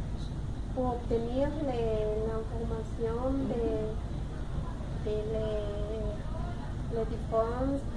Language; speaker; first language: French; non-native, learner; Spanish